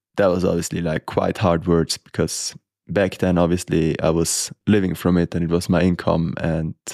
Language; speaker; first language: English; non-native, fluent; Italian